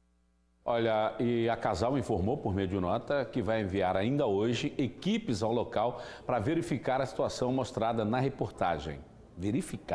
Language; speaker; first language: Portuguese; native; Portuguese